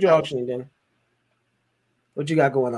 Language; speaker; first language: English; native; English